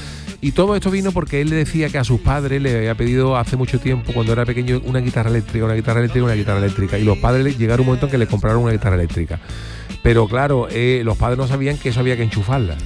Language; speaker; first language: Spanish; native; Spanish